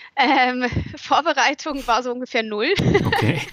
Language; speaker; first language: German; native; German